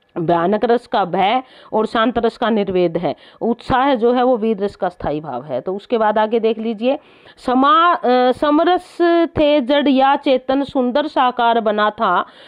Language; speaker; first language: Hindi; native; Hindi